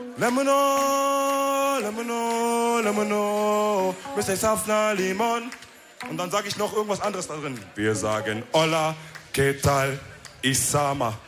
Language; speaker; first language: German; early bilingual, other home language; Wolof